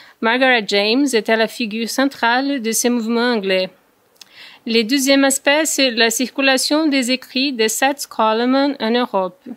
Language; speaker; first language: French; non-native, fluent; Portuguese